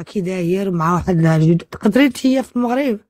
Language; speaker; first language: Arabic; early bilingual, heritage; French